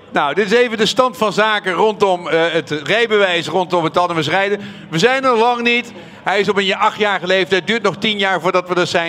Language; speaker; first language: Dutch; native; Dutch